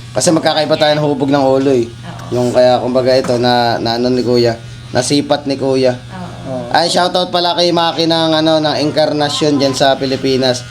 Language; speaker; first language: Filipino; native; Filipino